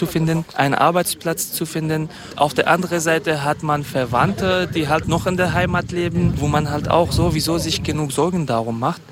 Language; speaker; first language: German; non-native, fluent; Kurdish